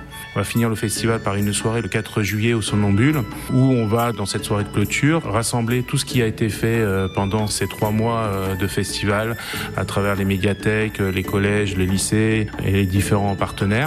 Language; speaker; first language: French; native; French